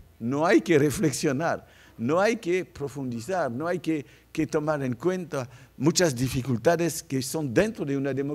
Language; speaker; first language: Spanish; non-native, fluent; French